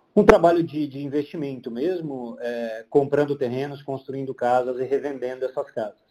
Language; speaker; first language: Portuguese; native; Portuguese